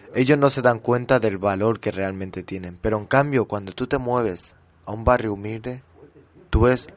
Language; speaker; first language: Spanish; early bilingual, heritage; French